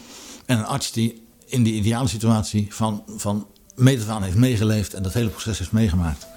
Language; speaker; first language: Dutch; native; Dutch